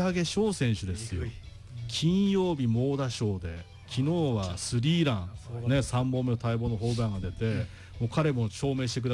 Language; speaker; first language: Japanese; native; Japanese